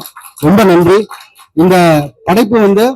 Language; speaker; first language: Tamil; native; Tamil